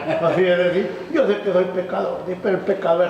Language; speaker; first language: Spanish; native; Spanish